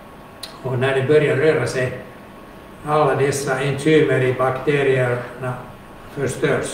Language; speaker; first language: Swedish; non-native, local second language; Finnish